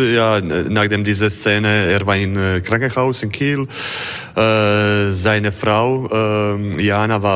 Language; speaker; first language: German; non-native, learner; Croatian